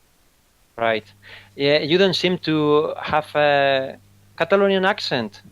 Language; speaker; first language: English; non-native, fluent; Spanish